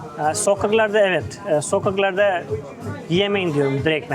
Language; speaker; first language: Turkish; non-native, fluent; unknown